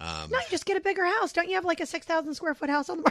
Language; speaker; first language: English; native; English